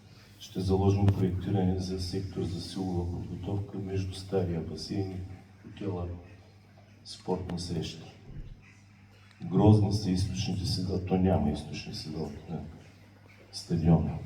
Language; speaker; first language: Bulgarian; native; Bulgarian